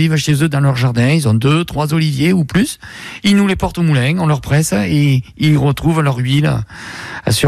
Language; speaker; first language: French; native; French